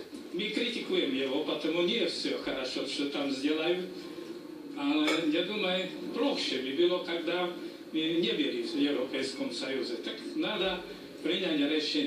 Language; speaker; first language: Ukrainian; non-native, learner; Slovak